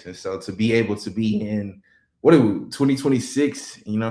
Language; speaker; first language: English; native; English